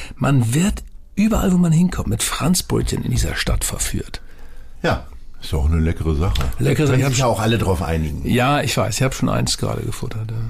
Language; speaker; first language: German; native; German